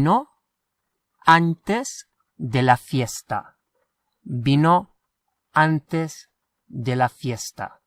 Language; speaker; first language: Spanish; non-native, fluent; English